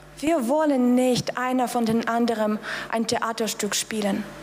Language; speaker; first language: German; non-native, fluent; Russian